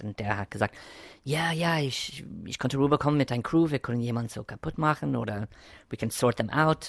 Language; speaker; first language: German; non-native, fluent; English